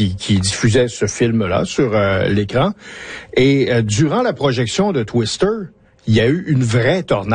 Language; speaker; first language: French; native; French